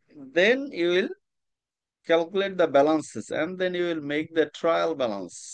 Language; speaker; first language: English; non-native, local second language; Bangla